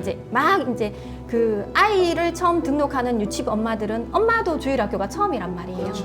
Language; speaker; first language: Korean; native; Korean